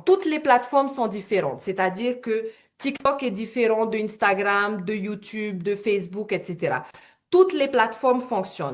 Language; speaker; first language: French; native; French